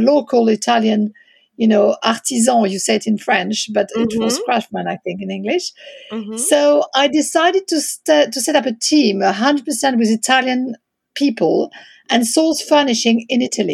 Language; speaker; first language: English; non-native, fluent; French